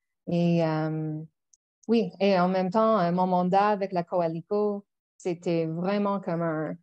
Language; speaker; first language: French; non-native, local second language; English